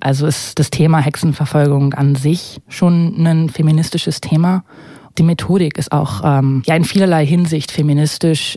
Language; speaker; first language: German; native; German